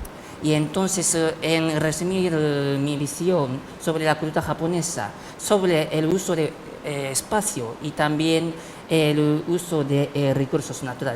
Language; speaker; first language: Spanish; non-native, fluent; Japanese